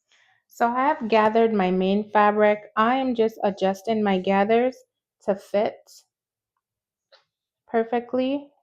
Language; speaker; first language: English; native; English